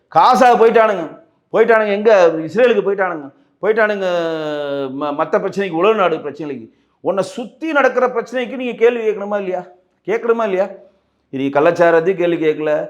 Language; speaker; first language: Tamil; native; Tamil